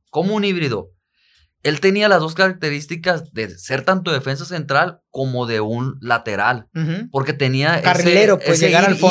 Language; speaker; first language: Spanish; native; Spanish